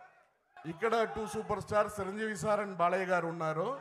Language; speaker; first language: Telugu; non-native, learner; Tamil